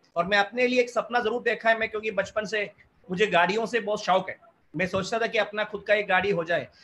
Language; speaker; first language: Hindi; non-native, local second language; Malayalam